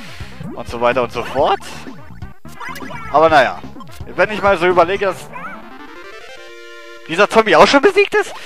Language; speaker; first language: German; native; German